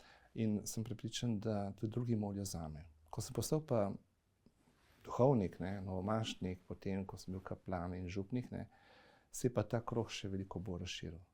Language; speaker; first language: Slovenian; native; Slovenian